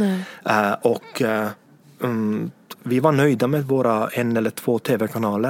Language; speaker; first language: Swedish; non-native, fluent; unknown